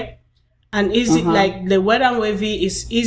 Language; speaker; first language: English; non-native, local second language; French